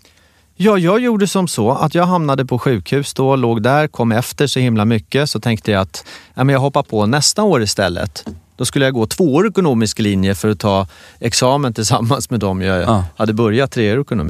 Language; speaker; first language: Swedish; native; Swedish